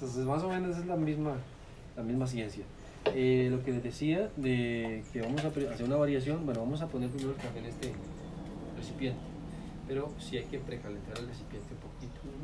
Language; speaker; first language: Spanish; native; Spanish